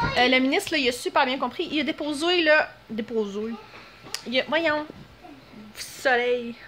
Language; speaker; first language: French; native; French